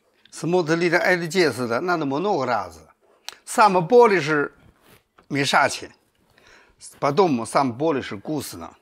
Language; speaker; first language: Russian; non-native, learner; Chinese